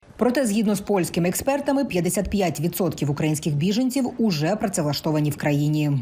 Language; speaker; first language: Ukrainian; native; Ukrainian